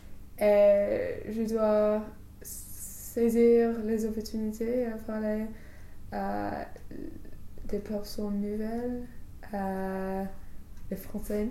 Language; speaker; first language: French; non-native, learner; English